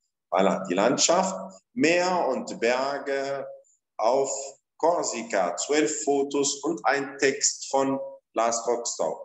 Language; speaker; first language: German; non-native, fluent; Arabic